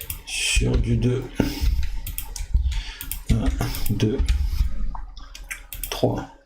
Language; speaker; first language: French; native; French